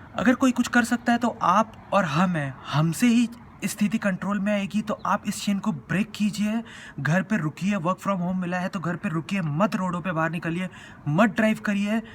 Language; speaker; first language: Hindi; native; Hindi